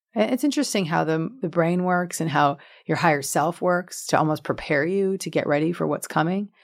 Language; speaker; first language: English; native; English